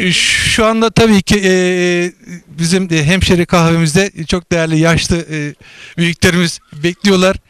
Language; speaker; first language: Turkish; native; Turkish